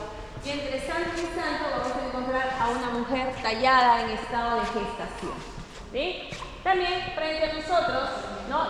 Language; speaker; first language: Spanish; native; Spanish